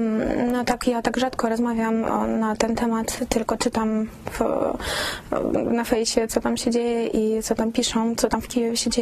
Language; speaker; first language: Polish; non-native, fluent; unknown